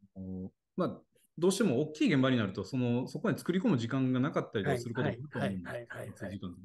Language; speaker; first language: Japanese; native; Japanese